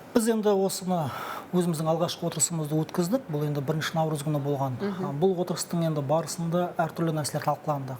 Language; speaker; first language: Kazakh; non-native, local second language; Russian